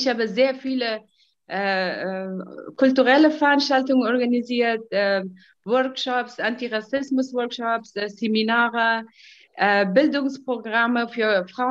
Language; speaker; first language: German; non-native, fluent; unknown